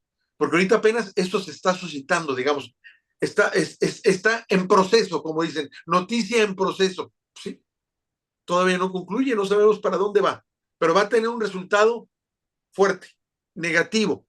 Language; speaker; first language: Spanish; native; Spanish